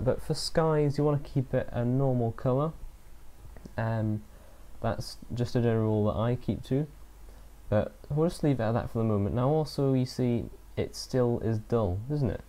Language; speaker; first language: English; native; English